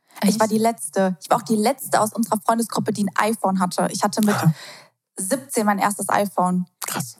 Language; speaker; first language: German; native; German